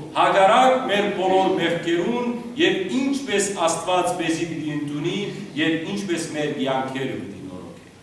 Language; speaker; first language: Armenian; early bilingual, heritage; Armenian